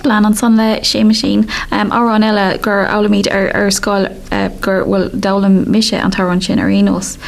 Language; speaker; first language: Irish; non-native, local second language; English